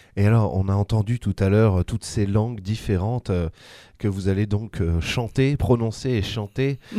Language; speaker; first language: French; native; French